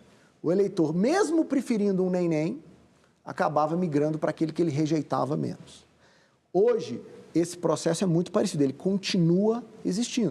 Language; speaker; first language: Portuguese; native; Portuguese